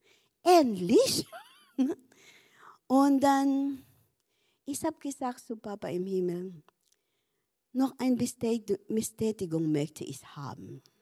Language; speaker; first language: German; non-native, learner; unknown